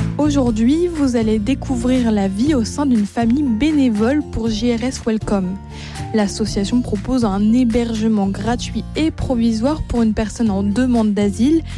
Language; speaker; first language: French; native; French